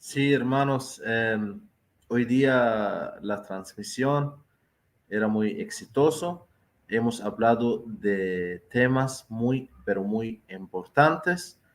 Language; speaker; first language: Spanish; non-native, fluent; Arabic